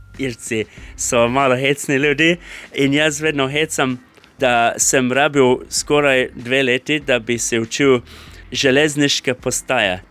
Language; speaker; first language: Slovenian; non-native, fluent; English